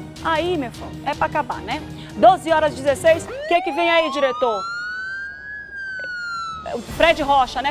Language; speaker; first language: Portuguese; native; Portuguese